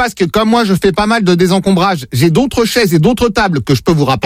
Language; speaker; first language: French; native; French